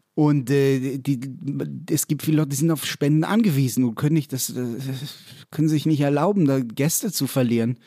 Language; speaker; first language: German; non-native, fluent; Hebrew